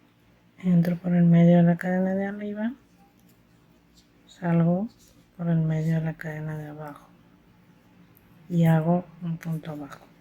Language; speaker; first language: Spanish; native; Spanish